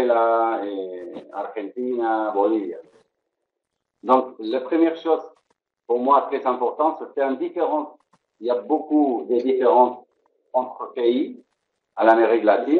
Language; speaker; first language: French; non-native, fluent; Spanish